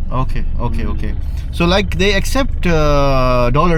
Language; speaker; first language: English; non-native, local second language; Urdu